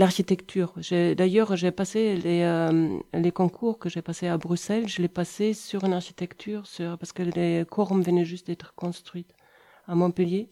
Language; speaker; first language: French; non-native, fluent; German